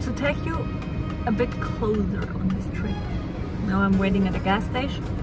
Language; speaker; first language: English; non-native, fluent; German